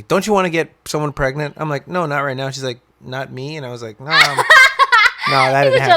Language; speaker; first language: English; native; English